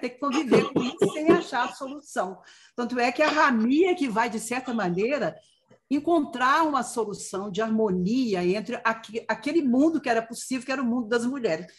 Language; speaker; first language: Portuguese; native; Portuguese